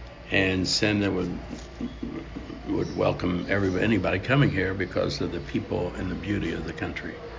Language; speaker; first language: English; native; English